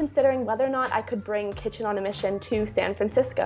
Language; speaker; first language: English; native; English